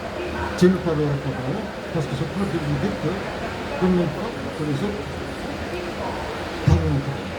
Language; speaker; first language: French; non-native, local second language; Arabic